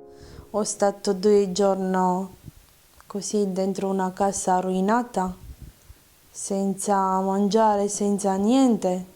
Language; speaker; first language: Italian; non-native, learner; Romanian